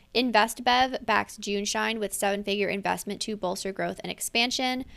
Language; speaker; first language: English; native; English